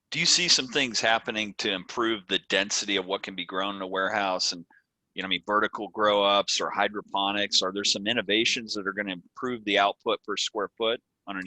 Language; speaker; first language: English; native; English